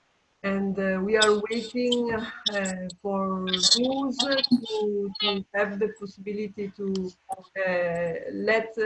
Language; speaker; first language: English; non-native, fluent; Italian